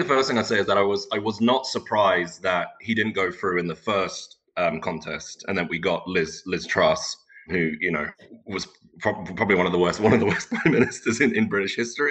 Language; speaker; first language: English; non-native, local second language; Turkish